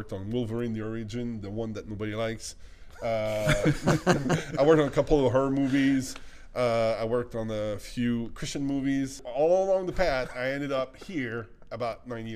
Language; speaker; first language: English; non-native, fluent; French